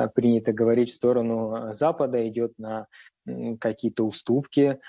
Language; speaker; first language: Russian; native; Russian